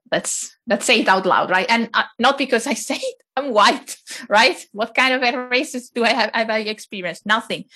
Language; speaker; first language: English; non-native, fluent; Italian